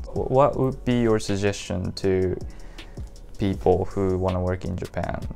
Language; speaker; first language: English; non-native, fluent; Japanese